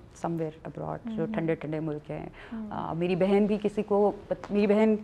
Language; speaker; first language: Urdu; native; Urdu